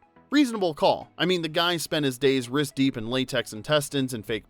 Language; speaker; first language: English; native; English